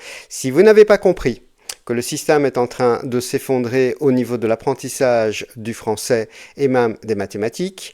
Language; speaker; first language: French; native; French